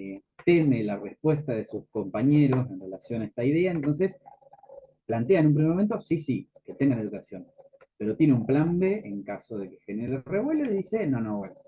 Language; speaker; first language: Spanish; native; Spanish